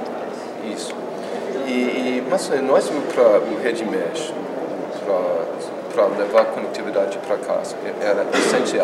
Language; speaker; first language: Portuguese; non-native, fluent; English